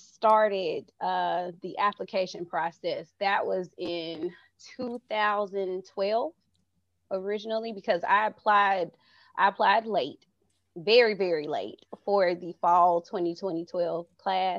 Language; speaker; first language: English; native; English